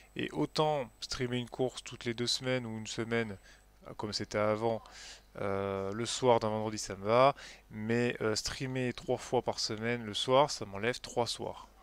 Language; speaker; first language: French; native; French